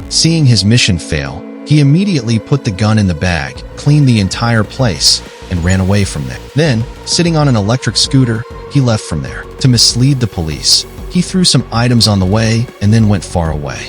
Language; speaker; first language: English; non-native, local second language; Hindi